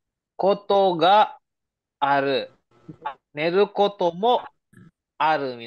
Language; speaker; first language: Japanese; non-native, fluent; Filipino